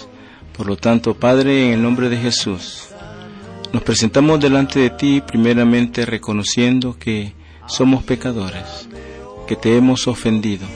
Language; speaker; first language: Spanish; native; Spanish